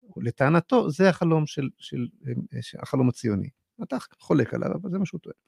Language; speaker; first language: Hebrew; native; Hebrew